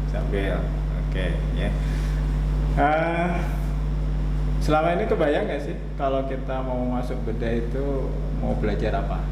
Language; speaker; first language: Indonesian; native; Indonesian